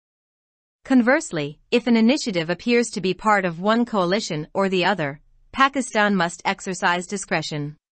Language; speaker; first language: English; non-native, local second language; Urdu